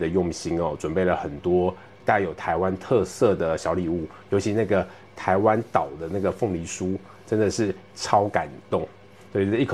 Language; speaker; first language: Chinese; native; Chinese